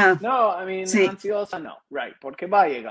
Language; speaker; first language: Spanish; non-native, learner; English